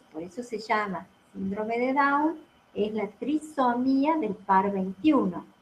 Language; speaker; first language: Spanish; native; Spanish